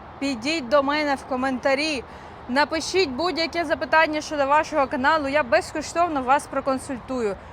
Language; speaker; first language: Ukrainian; non-native, local second language; Russian